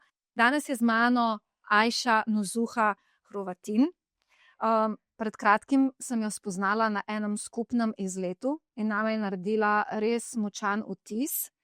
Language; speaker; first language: Slovenian; native; Slovenian